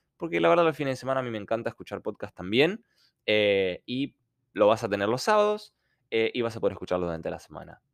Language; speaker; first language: Spanish; non-native, fluent; Ukrainian